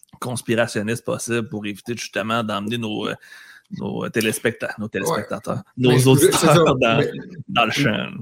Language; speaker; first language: French; native; French